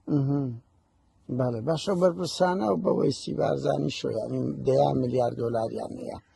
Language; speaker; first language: Central Kurdish; native; Central Kurdish